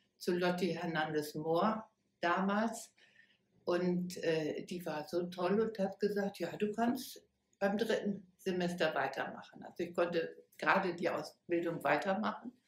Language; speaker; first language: German; native; German